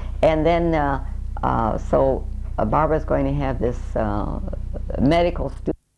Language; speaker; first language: English; early bilingual, other home language; Swedish